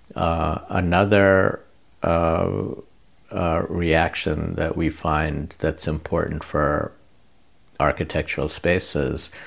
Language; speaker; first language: English; non-native, local second language; Bangla